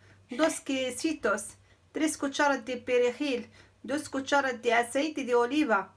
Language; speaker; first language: Spanish; non-native, fluent; Arabic